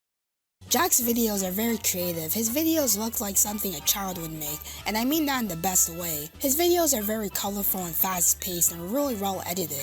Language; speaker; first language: English; native; English